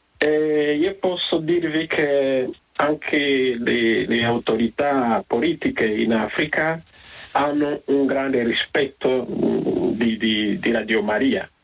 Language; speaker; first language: Italian; non-native, fluent; Kinyarwanda